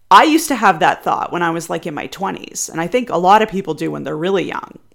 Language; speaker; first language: English; native; English